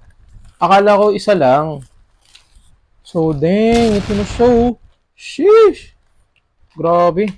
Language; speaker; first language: Filipino; native; Filipino